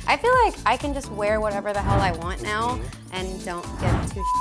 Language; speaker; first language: English; native; English